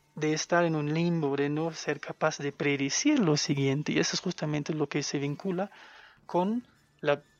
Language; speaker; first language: Spanish; non-native, fluent; German